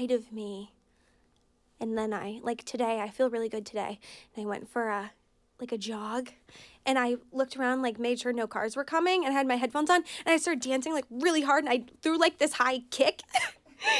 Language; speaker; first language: English; native; English